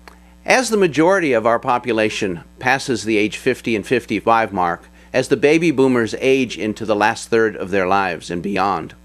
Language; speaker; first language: English; native; English